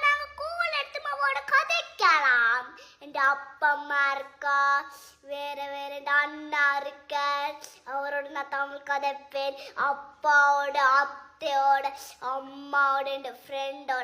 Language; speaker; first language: Tamil; early bilingual, heritage; Tamil